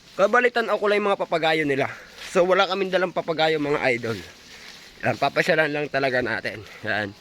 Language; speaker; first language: Filipino; native; Filipino